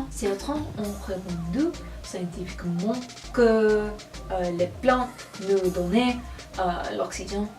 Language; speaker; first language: French; non-native, learner; English